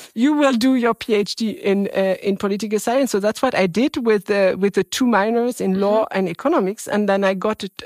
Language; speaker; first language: English; non-native, fluent; French